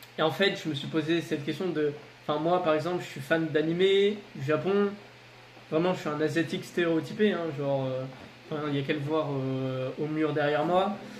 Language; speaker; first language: French; native; French